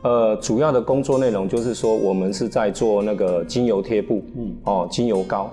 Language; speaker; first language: Chinese; native; Chinese